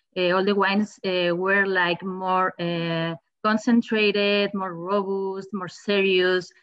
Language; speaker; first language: English; non-native, fluent; Spanish